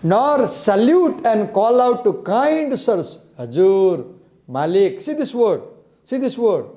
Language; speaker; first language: English; non-native, local second language; Nepali